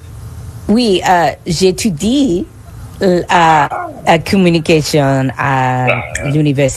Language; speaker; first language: French; non-native, learner; English